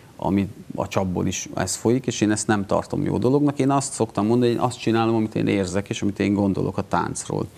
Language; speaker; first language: Hungarian; native; Hungarian